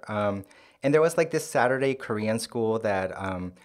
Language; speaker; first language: English; non-native, fluent; Korean